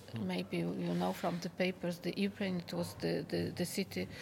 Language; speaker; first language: English; non-native, fluent; Polish